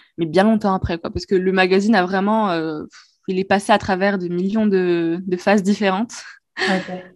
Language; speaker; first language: French; non-native, local second language; Arabic